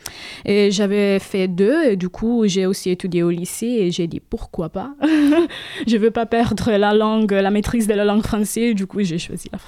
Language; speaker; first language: French; non-native, fluent; Italian